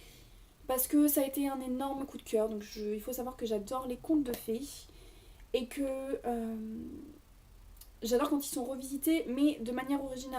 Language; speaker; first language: French; native; French